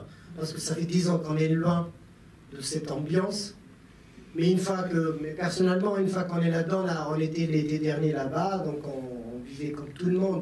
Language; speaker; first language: French; non-native, fluent; Persian